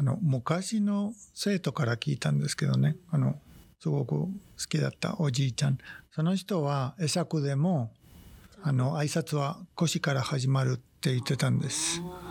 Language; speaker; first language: Japanese; non-native, fluent; Spanish